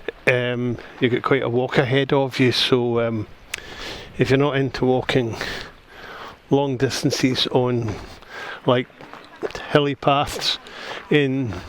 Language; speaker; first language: English; native; English